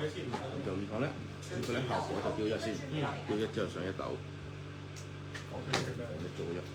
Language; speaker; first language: Cantonese; native; Cantonese